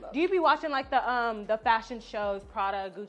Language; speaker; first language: English; native; English